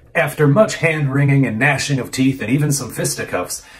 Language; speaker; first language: English; native; English